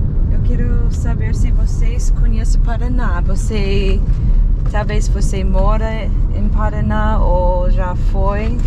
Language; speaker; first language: Portuguese; non-native, learner; English